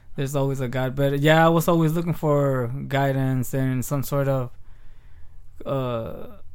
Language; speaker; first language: English; early bilingual, other home language; Spanish